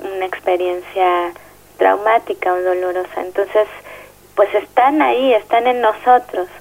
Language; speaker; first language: Spanish; native; Spanish